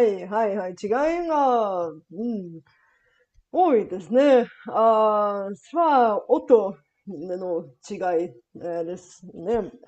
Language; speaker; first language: Japanese; non-native, learner; Bulgarian